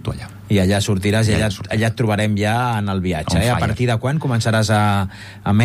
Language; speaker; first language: Catalan; native; Catalan